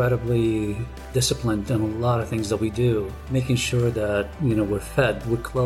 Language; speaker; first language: English; non-native, fluent; Arabic